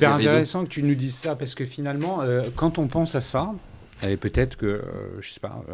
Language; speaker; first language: French; native; French